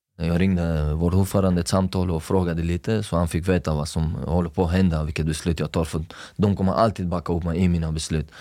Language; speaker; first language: Swedish; non-native, fluent; Persian